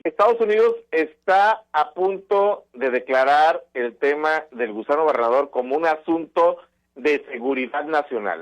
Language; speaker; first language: Spanish; native; Spanish